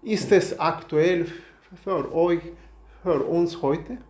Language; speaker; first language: German; non-native, learner; Russian